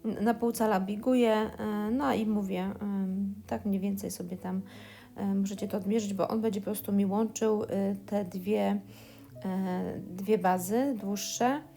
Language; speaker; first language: Polish; native; Polish